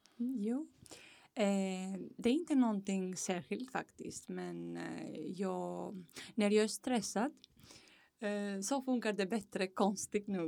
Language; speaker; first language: Swedish; non-native, fluent; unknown